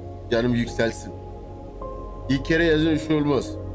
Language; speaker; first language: Turkish; native; Turkish